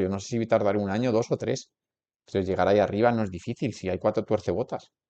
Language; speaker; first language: Spanish; native; Spanish